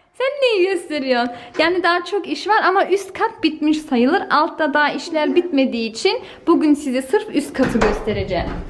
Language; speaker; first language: Turkish; early bilingual, heritage; Turkish